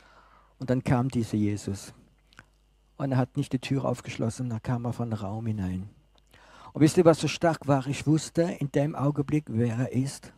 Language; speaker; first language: German; non-native, fluent; French